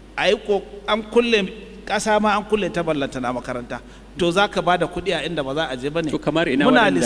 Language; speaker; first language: Hausa; native; Hausa